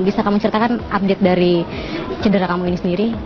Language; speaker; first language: Indonesian; native; Indonesian